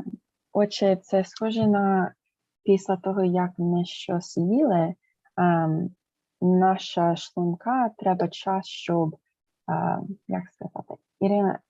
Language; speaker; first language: Ukrainian; early bilingual, heritage; English